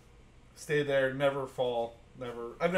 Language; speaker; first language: English; native; English